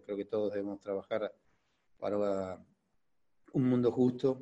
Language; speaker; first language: Spanish; native; Spanish